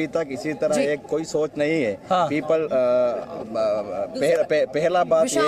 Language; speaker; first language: Hindi; non-native, learner; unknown